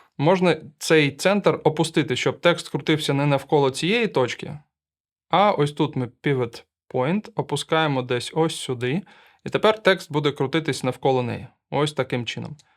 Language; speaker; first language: Ukrainian; non-native, local second language; Russian